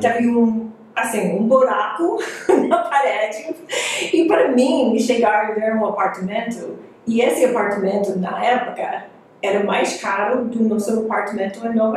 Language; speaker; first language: Portuguese; non-native, fluent; English